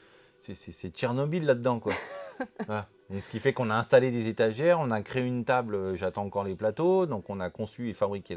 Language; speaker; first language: French; native; French